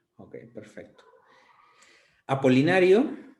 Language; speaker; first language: Spanish; native; Spanish